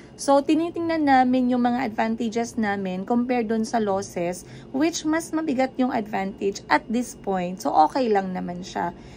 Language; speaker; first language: Filipino; native; Filipino